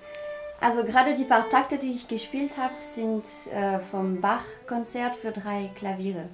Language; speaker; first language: German; non-native, fluent; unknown